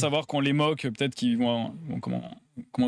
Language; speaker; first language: French; native; French